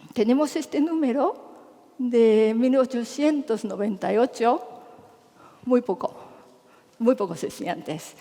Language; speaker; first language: Spanish; non-native, fluent; Japanese